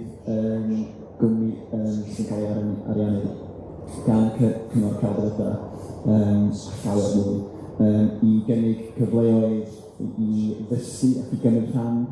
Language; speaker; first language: Welsh; native; Welsh